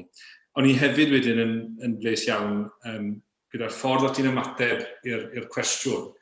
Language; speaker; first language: Welsh; native; Welsh